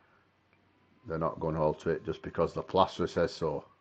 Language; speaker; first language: English; native; English